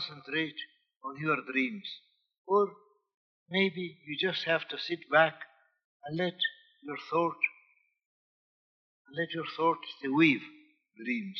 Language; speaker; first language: English; non-native, fluent; Spanish